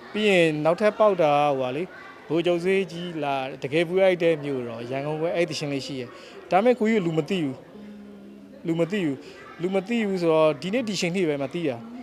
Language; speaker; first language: Burmese; non-native, local second language; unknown